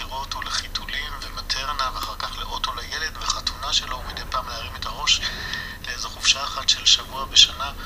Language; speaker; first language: Hebrew; native; Hebrew